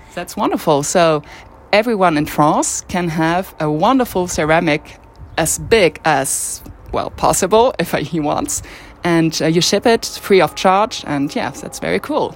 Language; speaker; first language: English; non-native, fluent; French